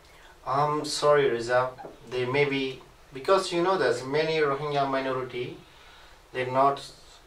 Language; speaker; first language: English; non-native, learner; Rohingya